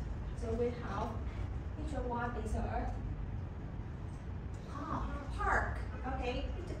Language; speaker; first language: English; non-native, learner; Vietnamese